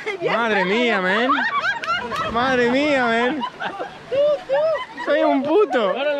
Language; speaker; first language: Spanish; non-native, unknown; Greek